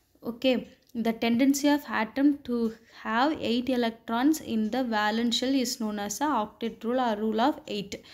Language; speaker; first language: English; non-native, local second language; Tamil